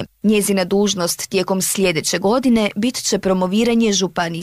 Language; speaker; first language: Serbian; native; Serbian